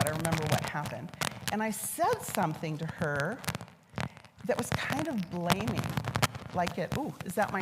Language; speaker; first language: English; native; English